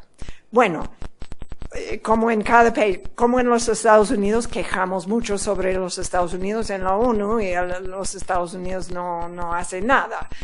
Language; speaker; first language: Spanish; non-native, fluent; English